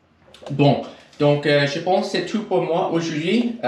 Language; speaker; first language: French; non-native, learner; English